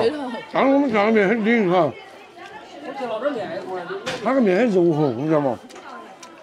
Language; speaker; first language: Chinese; native; Chinese